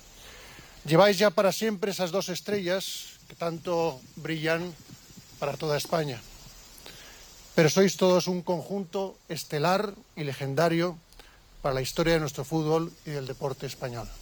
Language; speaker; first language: Spanish; native; Spanish